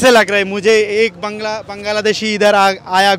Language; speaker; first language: Hindi; non-native, learner; Bangla